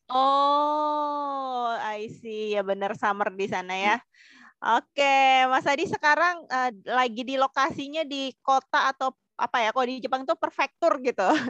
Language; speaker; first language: Indonesian; native; Indonesian